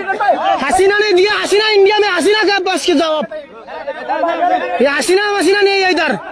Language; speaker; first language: Hindi; non-native, learner; Bangla